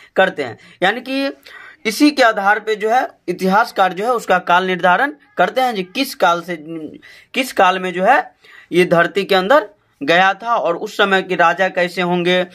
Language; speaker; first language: Hindi; native; Hindi